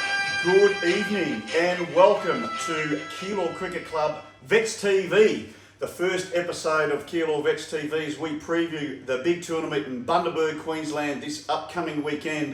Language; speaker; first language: English; native; English